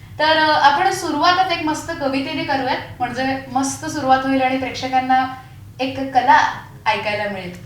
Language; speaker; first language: Marathi; native; Marathi